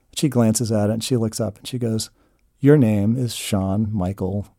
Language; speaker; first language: English; native; English